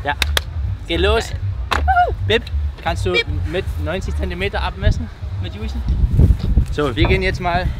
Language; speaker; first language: German; native; German